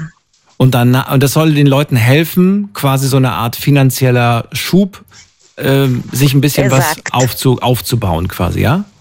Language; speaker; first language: German; native; German